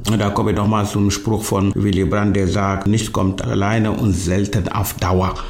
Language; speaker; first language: German; non-native, fluent; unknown